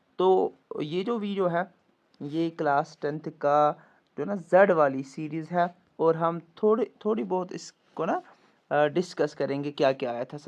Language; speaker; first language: Urdu; non-native, local second language; Kashmiri